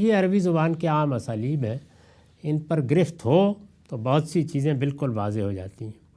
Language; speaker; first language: Urdu; non-native, local second language; Punjabi